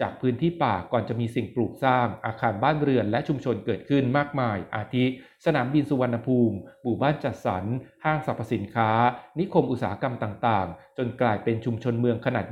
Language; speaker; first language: Thai; native; Thai